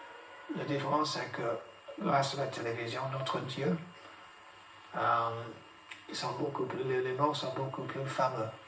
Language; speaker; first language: French; non-native, fluent; English